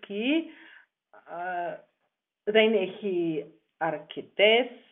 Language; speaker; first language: Greek; non-native, learner; German